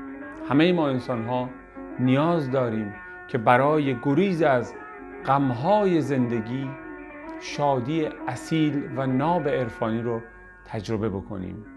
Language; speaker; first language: Persian; native; Persian